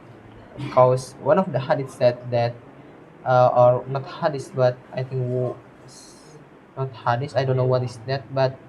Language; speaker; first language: English; non-native, learner; Indonesian